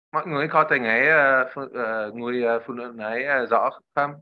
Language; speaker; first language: Vietnamese; non-native, learner; English